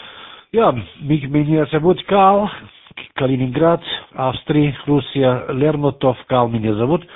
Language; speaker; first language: Russian; non-native, learner; German